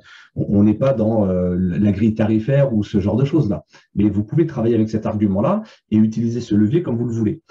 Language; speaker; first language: French; native; French